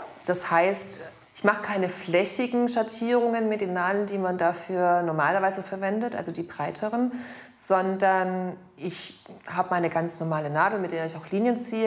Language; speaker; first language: German; native; German